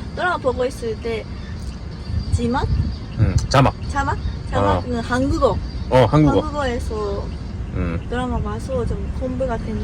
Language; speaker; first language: Korean; non-native, learner; Japanese